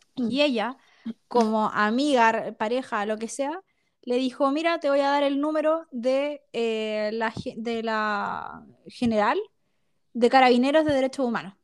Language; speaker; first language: Spanish; native; Spanish